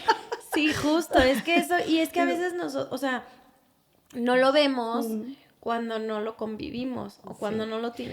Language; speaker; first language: Spanish; native; Spanish